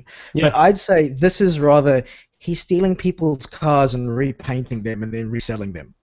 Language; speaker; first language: English; native; English